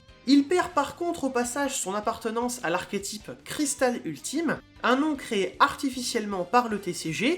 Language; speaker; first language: French; native; French